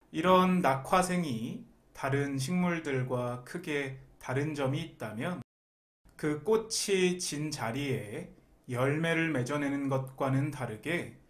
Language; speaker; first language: Korean; native; Korean